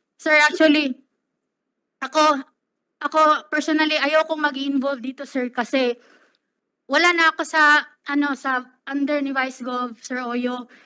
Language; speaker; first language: Filipino; non-native, local second language; Cebuano